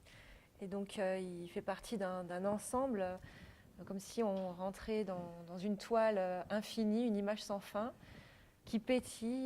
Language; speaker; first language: French; native; French